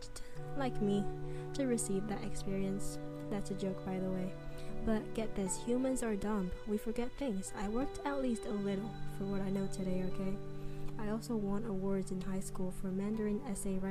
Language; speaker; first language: English; non-native, fluent; Chinese